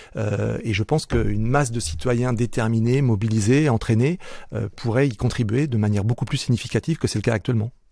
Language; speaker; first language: French; native; French